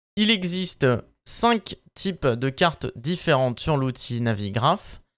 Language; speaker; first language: French; native; French